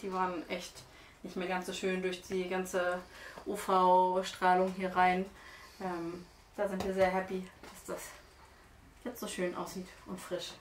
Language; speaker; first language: German; native; German